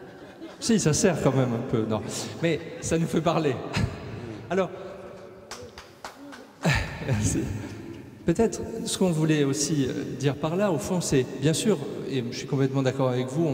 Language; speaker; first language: French; native; French